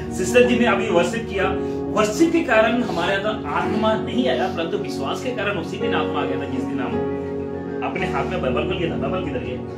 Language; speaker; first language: Hindi; native; Hindi